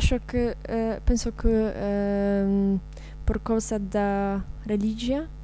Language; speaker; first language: Portuguese; non-native, learner; Polish